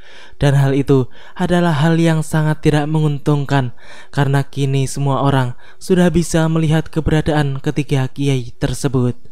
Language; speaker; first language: Indonesian; native; Indonesian